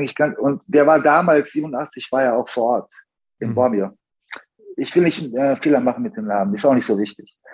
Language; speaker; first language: German; early bilingual, other home language; Serbian